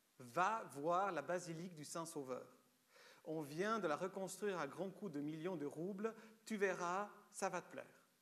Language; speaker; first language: French; early bilingual, other home language; Romanian